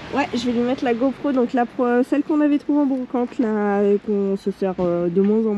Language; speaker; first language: French; native; French